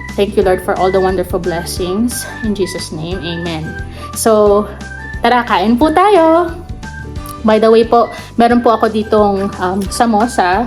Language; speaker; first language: Filipino; native; Filipino